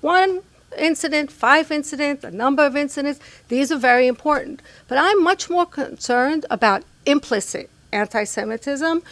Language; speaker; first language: English; non-native, fluent; Hebrew